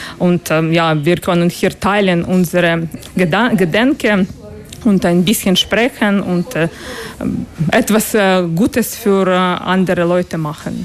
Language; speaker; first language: German; non-native, learner; Russian